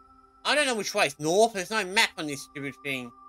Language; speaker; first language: English; native; English